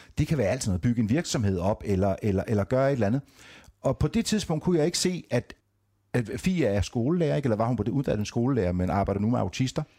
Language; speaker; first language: Danish; native; Danish